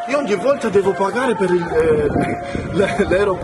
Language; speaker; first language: Italian; early bilingual, heritage; German